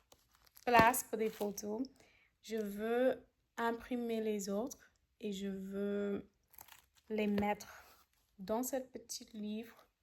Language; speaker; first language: French; non-native, fluent; English